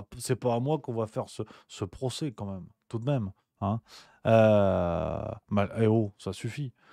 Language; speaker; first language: French; native; French